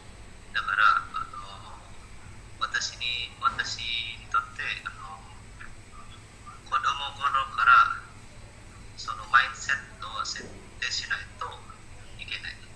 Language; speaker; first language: Japanese; non-native, learner; Indonesian